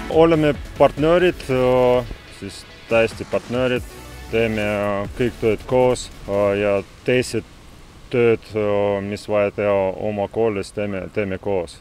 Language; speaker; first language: Estonian; non-native, local second language; Russian